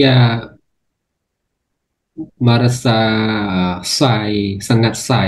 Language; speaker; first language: Indonesian; non-native, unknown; Khmer